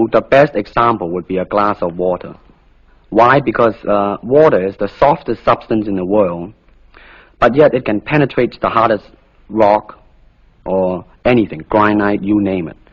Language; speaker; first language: English; non-native, local second language; Cantonese